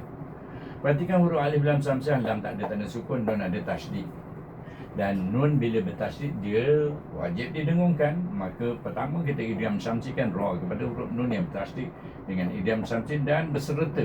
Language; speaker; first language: Malay; native; Malay